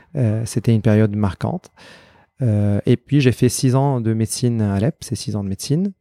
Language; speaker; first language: French; non-native, fluent; Arabic